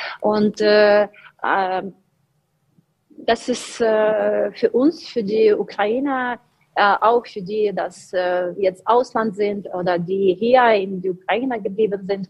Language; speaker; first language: German; non-native, learner; Ukrainian